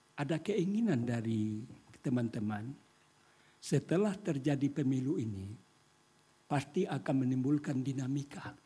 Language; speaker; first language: Indonesian; non-native, local second language; Minangkabau